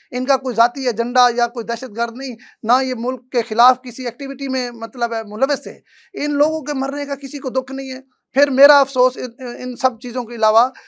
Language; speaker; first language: Urdu; non-native, local second language; Saraiki